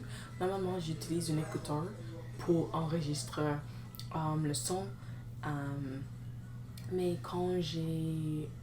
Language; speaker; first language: French; non-native, learner; English